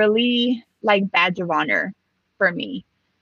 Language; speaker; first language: English; early bilingual, other home language; Spanish